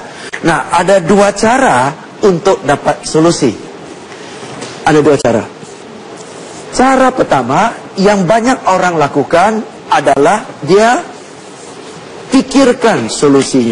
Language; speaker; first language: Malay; non-native, local second language; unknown